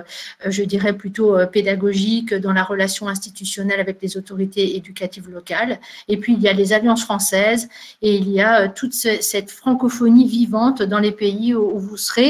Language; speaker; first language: French; native; French